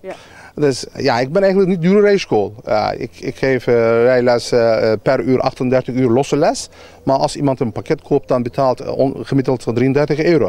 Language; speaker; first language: Dutch; non-native, learner; Turkish